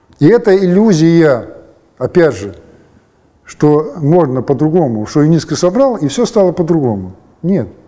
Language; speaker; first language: Russian; native; Russian